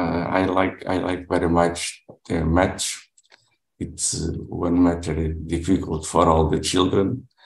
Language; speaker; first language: English; non-native, learner; Portuguese